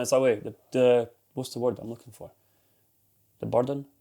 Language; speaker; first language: English; native; English